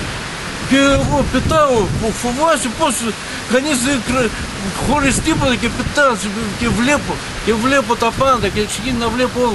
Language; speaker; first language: Greek; non-native, learner; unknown